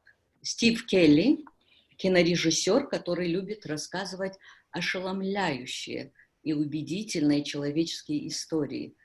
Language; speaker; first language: Russian; native; Russian